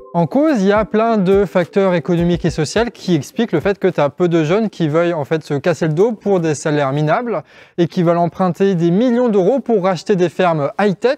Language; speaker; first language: French; native; French